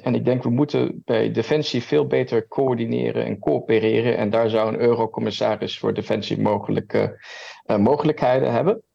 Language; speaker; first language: Dutch; early bilingual, heritage; German